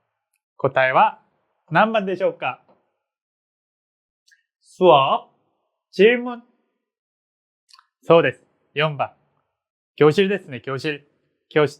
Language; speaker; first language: Japanese; non-native, fluent; Korean